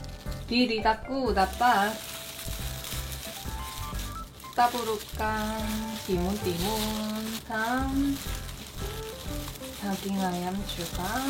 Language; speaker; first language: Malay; non-native, fluent; Korean